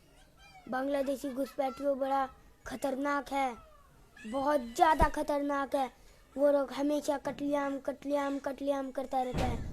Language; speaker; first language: Hindi; non-native, local second language; Kok Borok